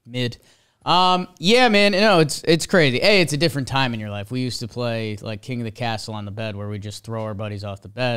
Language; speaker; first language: English; native; English